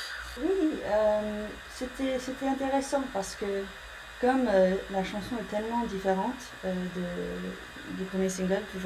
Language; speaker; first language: French; early bilingual, heritage; English